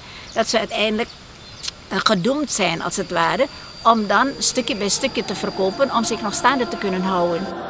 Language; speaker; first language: Dutch; non-native, fluent; Indonesian